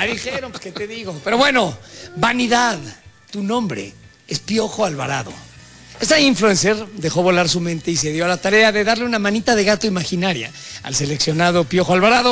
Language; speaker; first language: Spanish; native; Spanish